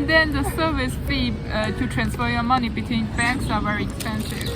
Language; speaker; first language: English; non-native, fluent; Chinese